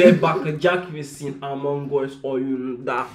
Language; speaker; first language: Turkish; non-native, learner; English